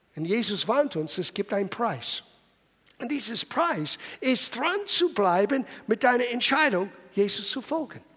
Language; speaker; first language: German; non-native, fluent; English